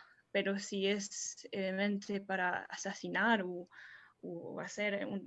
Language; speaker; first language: Spanish; non-native, fluent; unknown